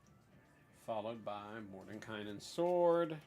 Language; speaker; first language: English; native; English